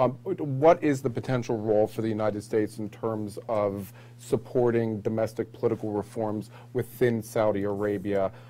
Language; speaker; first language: English; native; English